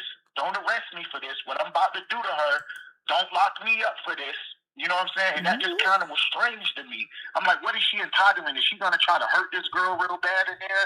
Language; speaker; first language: English; native; English